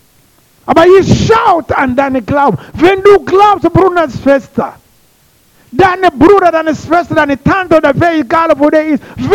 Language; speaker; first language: German; non-native, learner; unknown